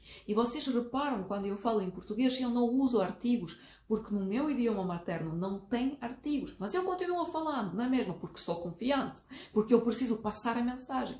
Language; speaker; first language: Portuguese; non-native, fluent; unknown